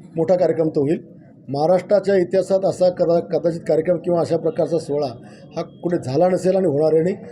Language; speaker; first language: Marathi; native; Marathi